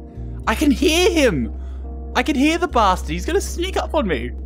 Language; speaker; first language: English; native; English